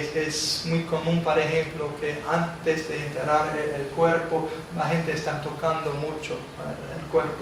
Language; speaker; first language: Spanish; non-native, fluent; English